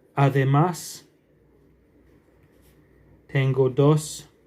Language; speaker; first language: Spanish; non-native, fluent; English